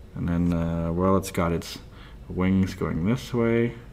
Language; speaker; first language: English; native; English